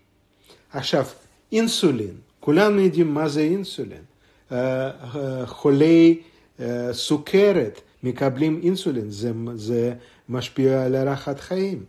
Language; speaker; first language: Hebrew; non-native, fluent; Russian